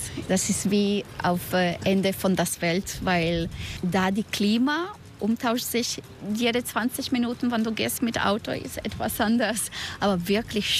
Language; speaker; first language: German; non-native, learner; Croatian